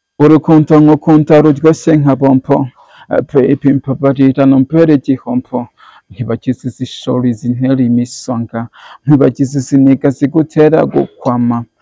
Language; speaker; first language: Kinyarwanda; native; Kinyarwanda